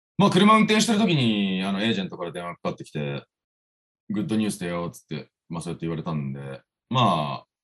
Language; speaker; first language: Japanese; native; Japanese